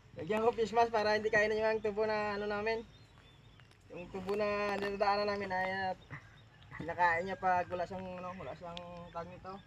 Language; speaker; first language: Filipino; non-native, local second language; Hiligaynon